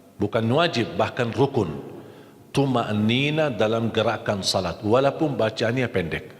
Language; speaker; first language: Malay; non-native, fluent; Arabic